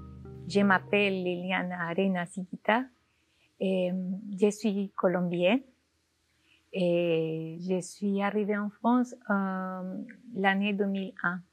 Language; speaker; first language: French; non-native, fluent; Spanish